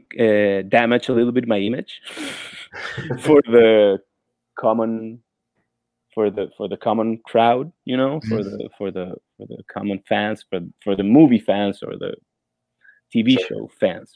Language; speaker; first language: English; non-native, fluent; Spanish